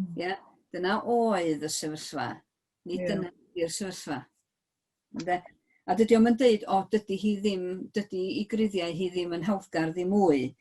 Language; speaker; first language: Welsh; native; Welsh